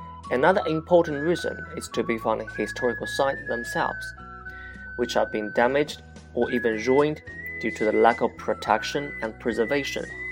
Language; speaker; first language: English; non-native, fluent; Chinese